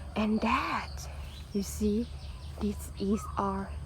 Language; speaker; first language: English; non-native, learner; Thai